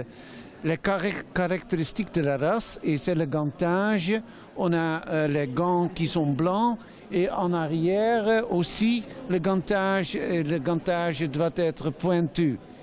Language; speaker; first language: French; non-native, fluent; Dutch